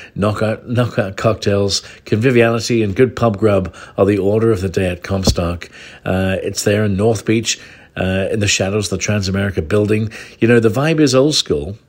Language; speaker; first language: English; native; English